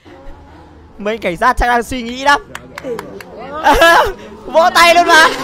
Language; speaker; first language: Vietnamese; native; Vietnamese